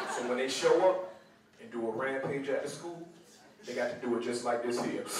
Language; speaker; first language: English; native; English